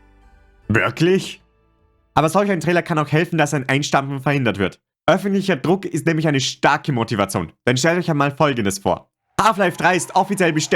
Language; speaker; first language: German; native; German